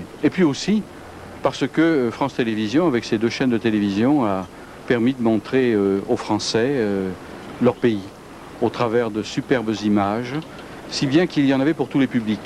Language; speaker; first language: French; native; French